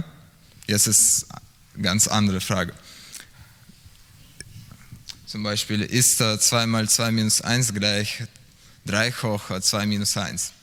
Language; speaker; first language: German; non-native, learner; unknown